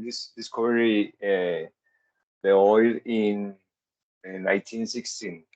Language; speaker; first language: English; non-native, learner; Spanish